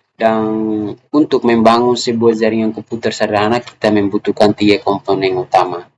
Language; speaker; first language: Indonesian; non-native, local second language; Tetum